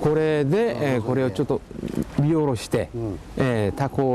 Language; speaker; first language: Japanese; non-native, fluent; Korean